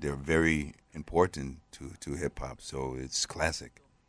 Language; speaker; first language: English; native; English